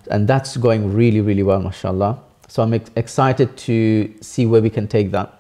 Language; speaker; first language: English; early bilingual, other home language; Bangla